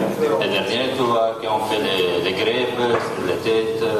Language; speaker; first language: French; non-native, learner; Italian